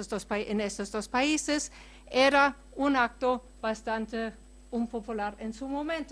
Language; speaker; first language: Spanish; non-native, fluent; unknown